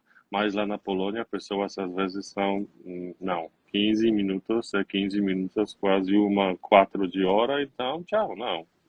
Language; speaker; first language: Portuguese; non-native, learner; Polish